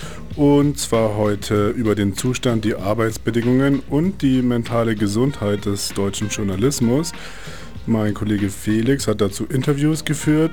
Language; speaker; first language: German; native; German